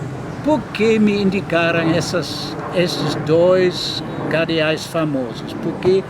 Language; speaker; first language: Portuguese; non-native, fluent; German